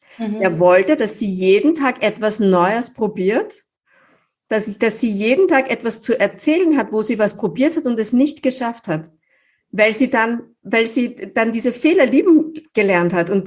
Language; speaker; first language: German; native; German